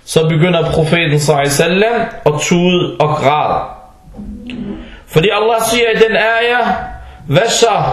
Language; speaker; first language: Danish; non-native, fluent; Arabic